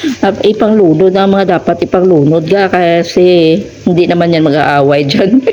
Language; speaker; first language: Filipino; non-native, local second language; Hiligaynon